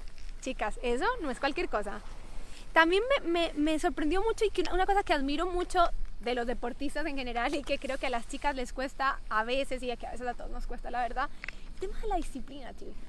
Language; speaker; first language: Spanish; native; Spanish